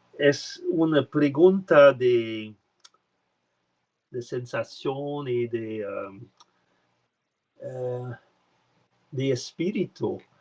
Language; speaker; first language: Spanish; non-native, learner; French